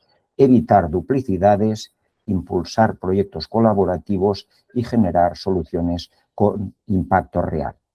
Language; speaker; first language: Spanish; native; Spanish